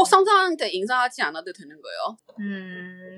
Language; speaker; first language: Korean; non-native, fluent; Chinese